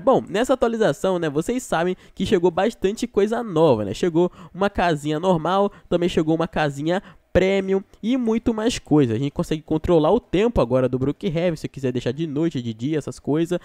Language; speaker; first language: Portuguese; native; Portuguese